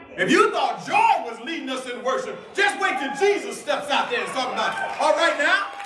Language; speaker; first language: English; native; English